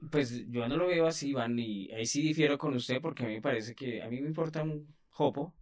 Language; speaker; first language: Spanish; native; Spanish